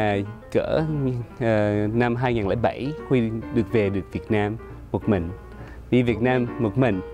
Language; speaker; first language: Vietnamese; early bilingual, other home language; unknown